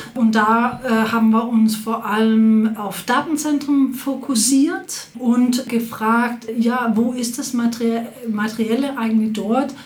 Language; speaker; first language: German; non-native, fluent; Danish